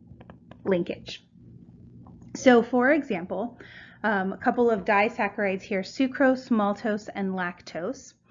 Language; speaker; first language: English; native; English